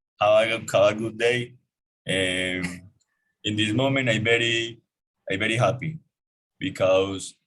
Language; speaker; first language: English; non-native, learner; Spanish